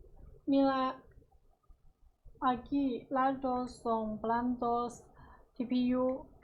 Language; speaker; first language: Spanish; non-native, learner; Chinese